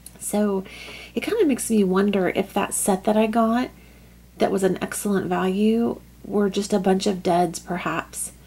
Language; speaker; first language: English; native; English